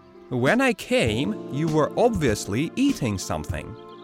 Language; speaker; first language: English; non-native, fluent; Russian